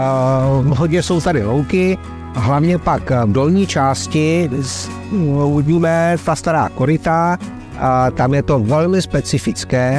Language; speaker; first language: Czech; native; Czech